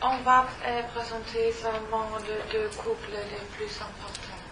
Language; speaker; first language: French; non-native, learner; German